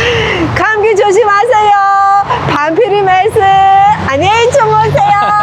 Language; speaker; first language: Korean; non-native, learner; Persian